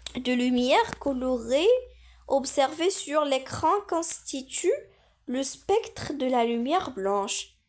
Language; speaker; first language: French; non-native, local second language; Arabic